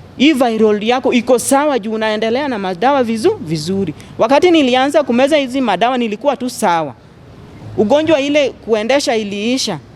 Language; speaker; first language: Swahili; non-native, local second language; Luo (Kenya and Tanzania)